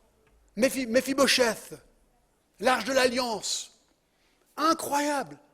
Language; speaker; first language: French; non-native, fluent; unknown